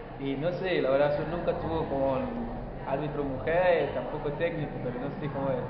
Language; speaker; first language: Spanish; non-native, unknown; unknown